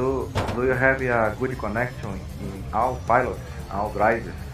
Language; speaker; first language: English; non-native, learner; Portuguese